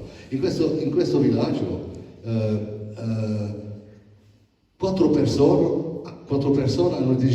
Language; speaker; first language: Italian; non-native, learner; French